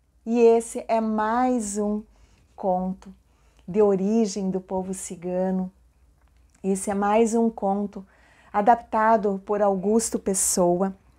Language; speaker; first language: Portuguese; native; Portuguese